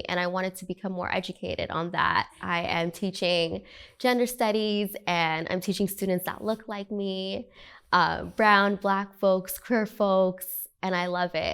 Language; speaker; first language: English; early bilingual, other home language; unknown